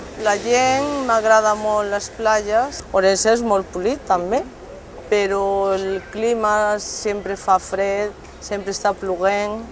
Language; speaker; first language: Catalan; non-native, local second language; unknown